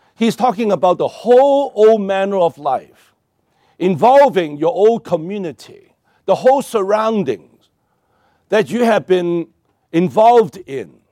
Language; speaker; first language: English; non-native, local second language; Cantonese